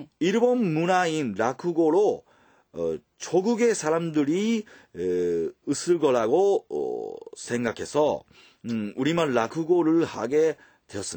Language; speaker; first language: Korean; non-native, fluent; Japanese